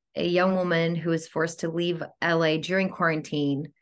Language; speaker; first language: English; non-native, fluent; Greek